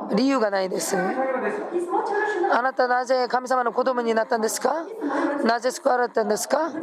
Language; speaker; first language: Japanese; non-native, fluent; Korean